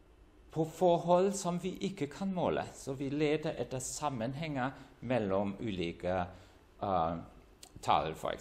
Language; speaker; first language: Norwegian; non-native, fluent; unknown